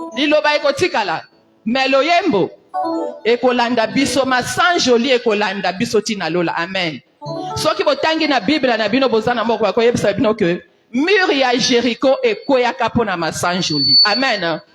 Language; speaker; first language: Lingala; native; Lingala